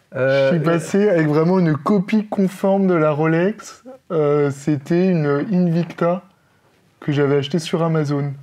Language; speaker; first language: French; native; French